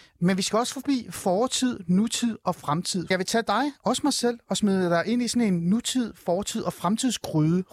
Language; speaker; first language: Danish; early bilingual, other home language; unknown